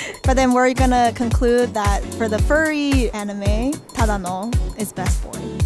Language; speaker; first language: English; native; English